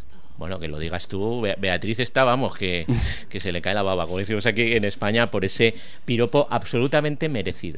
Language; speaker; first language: Spanish; native; Spanish